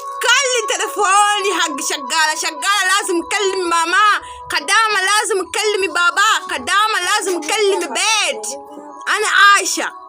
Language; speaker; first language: Arabic; non-native, learner; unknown